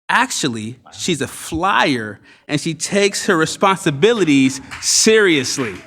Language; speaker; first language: English; native; English